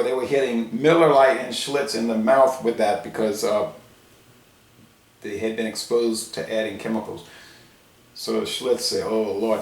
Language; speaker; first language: English; native; English